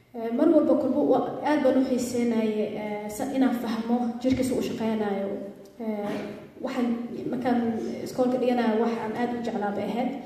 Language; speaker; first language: Somali; early bilingual, heritage; Somali